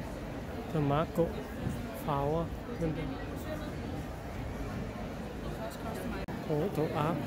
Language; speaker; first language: Danish; non-native, learner; Thai